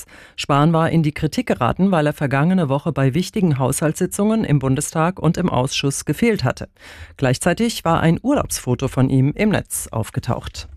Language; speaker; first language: German; native; German